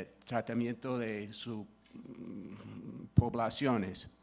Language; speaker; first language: Spanish; non-native, fluent; English